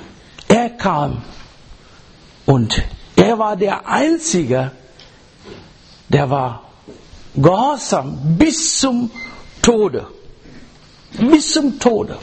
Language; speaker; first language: German; non-native, learner; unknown